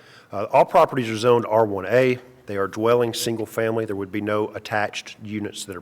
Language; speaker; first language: English; native; English